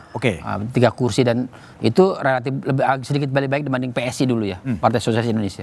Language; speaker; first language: Indonesian; native; Indonesian